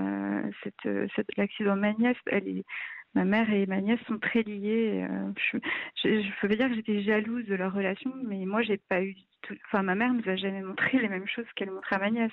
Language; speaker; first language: French; native; French